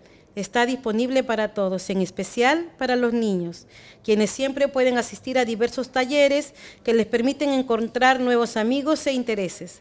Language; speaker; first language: Spanish; native; Spanish